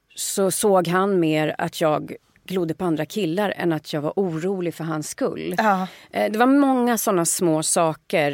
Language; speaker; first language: Swedish; native; Swedish